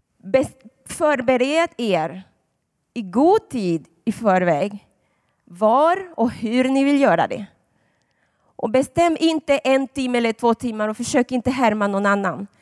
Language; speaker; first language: Swedish; non-native, fluent; Spanish